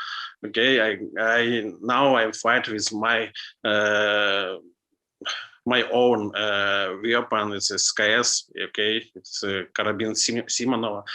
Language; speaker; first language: English; non-native, learner; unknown